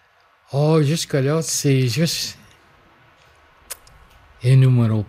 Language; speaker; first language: French; non-native, local second language; English